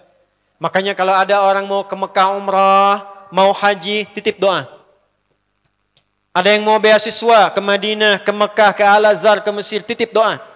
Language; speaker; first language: Indonesian; native; Indonesian